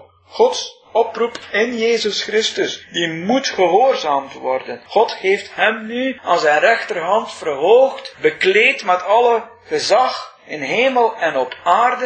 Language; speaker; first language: Dutch; native; Dutch